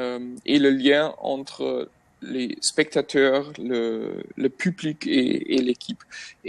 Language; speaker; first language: French; non-native, fluent; German